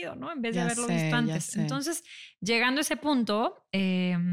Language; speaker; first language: Spanish; native; Spanish